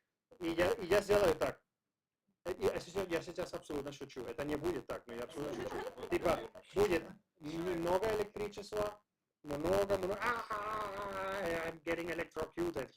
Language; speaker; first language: Russian; non-native, learner; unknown